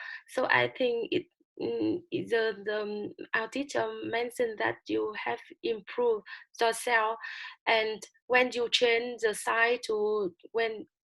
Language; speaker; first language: English; non-native, learner; Vietnamese